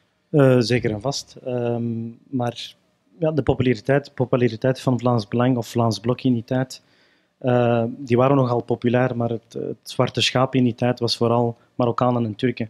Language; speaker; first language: Dutch; early bilingual, other home language; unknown